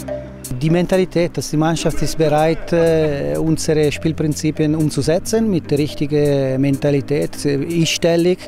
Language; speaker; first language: German; non-native, fluent; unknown